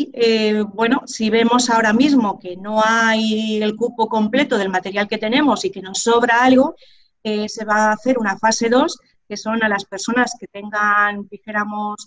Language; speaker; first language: Spanish; native; Spanish